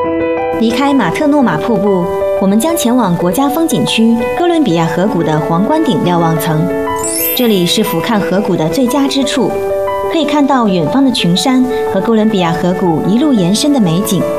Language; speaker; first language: Chinese; native; Chinese